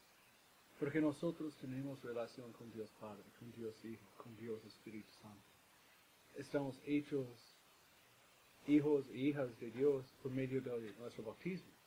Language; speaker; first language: Spanish; non-native, fluent; English